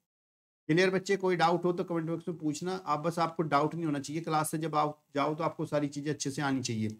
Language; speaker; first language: Hindi; native; Hindi